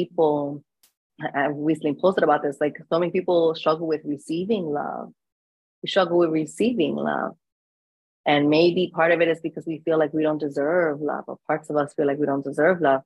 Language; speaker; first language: English; native; English